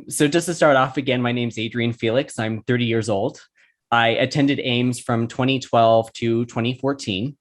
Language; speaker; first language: English; native; English